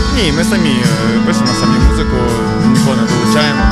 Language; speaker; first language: Ukrainian; native; Ukrainian